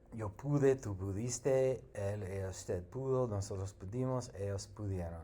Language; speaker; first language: Spanish; non-native, learner; English